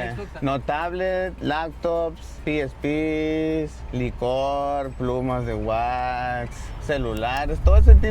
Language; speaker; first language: Spanish; native; Spanish